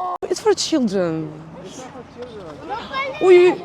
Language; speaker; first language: English; non-native, learner; Russian